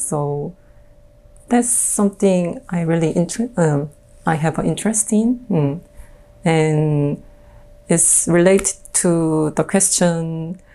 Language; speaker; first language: English; non-native, fluent; Korean